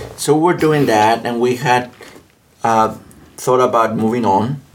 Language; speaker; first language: English; non-native, fluent; Spanish